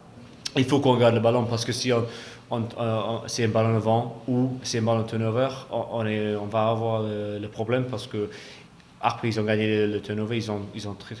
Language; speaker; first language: French; non-native, fluent; English